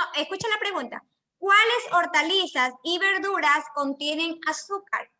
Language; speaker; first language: Spanish; native; Spanish